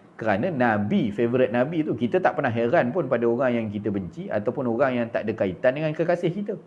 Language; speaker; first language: Malay; native; Malay